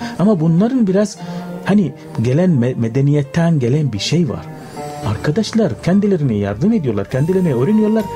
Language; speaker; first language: Turkish; non-native, fluent; Arabic